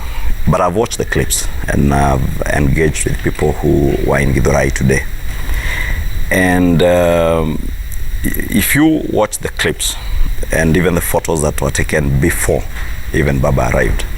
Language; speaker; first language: English; non-native, local second language; Kikuyu